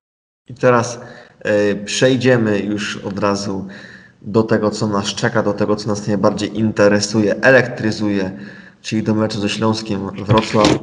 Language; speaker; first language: Polish; native; Polish